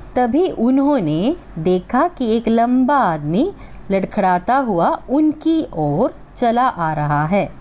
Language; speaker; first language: Hindi; non-native, local second language; Malayalam